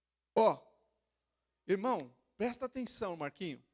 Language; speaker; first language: Portuguese; native; Portuguese